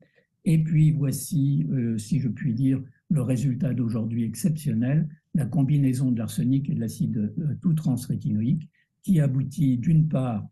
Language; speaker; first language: French; native; French